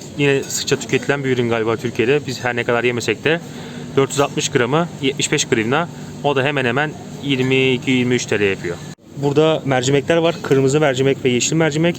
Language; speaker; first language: Turkish; native; Turkish